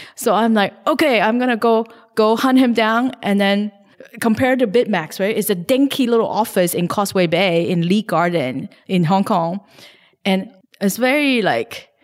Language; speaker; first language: English; non-native, local second language; Cantonese